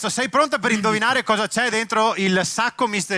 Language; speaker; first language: Italian; native; Italian